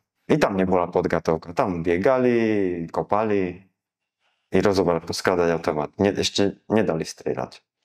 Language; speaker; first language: Russian; non-native, learner; Slovak